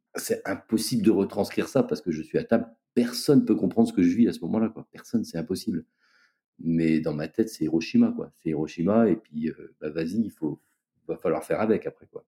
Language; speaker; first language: French; native; French